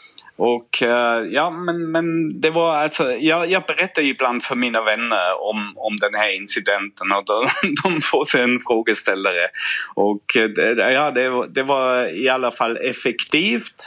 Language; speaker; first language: Swedish; non-native, fluent; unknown